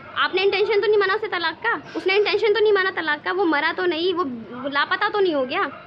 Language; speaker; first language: Hindi; native; Hindi